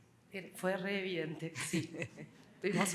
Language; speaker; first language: Spanish; native; Spanish